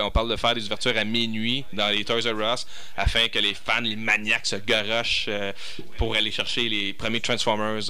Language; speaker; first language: French; native; French